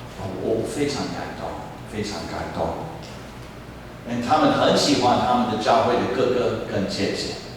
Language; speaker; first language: Chinese; non-native, fluent; English